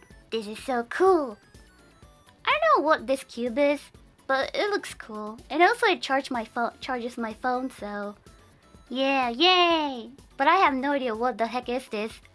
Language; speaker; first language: English; non-native, fluent; Japanese